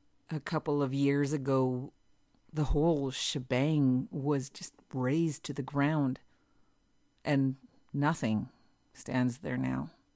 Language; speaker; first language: English; native; English